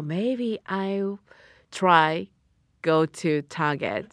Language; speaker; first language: English; non-native, learner; Japanese